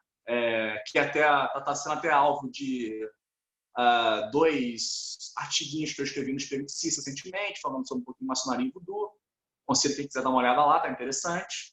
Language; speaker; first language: Portuguese; native; Portuguese